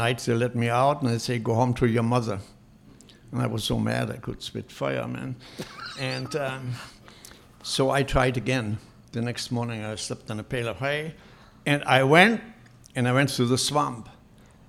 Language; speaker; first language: English; non-native, fluent; Polish